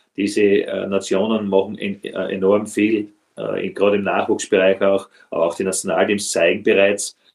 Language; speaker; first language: German; native; German